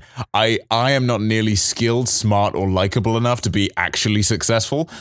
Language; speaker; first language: English; native; English